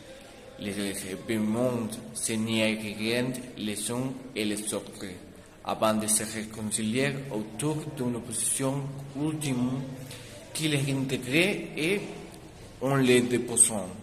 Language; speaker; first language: French; non-native, learner; Spanish